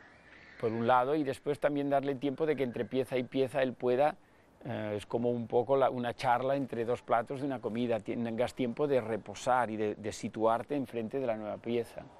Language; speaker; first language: Spanish; non-native, local second language; Catalan